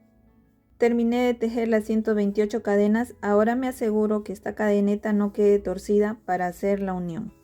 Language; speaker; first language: Spanish; native; Spanish